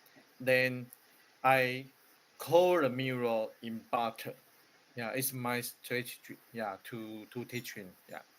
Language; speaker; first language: English; non-native, learner; Chinese